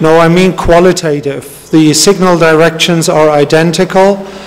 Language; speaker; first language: English; non-native, fluent; German